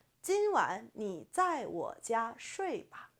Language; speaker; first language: Chinese; non-native, fluent; Korean